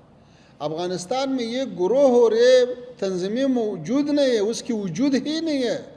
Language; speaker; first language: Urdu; non-native, fluent; Pashto